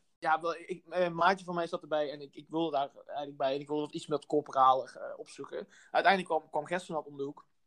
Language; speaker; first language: Dutch; native; Dutch